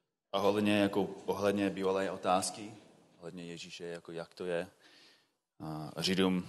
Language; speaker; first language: Czech; non-native, fluent; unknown